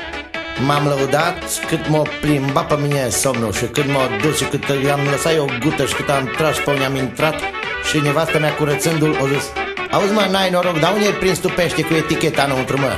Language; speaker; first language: Romanian; native; Romanian